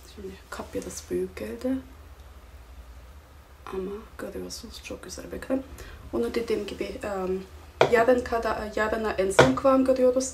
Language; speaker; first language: Turkish; non-native, fluent; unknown